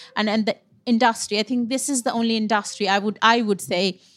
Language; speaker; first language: English; non-native, local second language; Punjabi